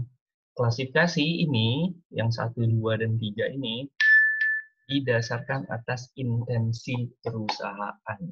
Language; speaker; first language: Indonesian; native; Indonesian